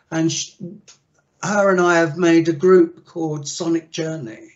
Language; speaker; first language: English; native; English